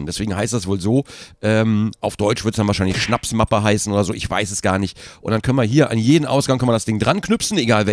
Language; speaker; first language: German; native; German